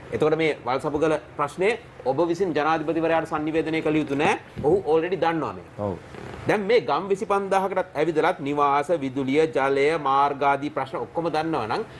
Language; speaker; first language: Sinhala; native; Sinhala